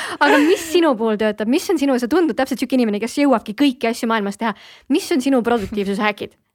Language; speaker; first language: Estonian; native; Estonian